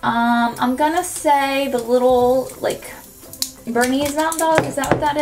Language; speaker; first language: English; native; English